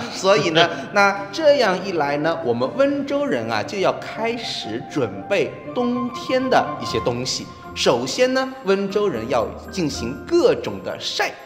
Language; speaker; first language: Chinese; native; Chinese